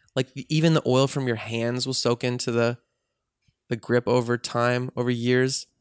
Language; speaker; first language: English; native; English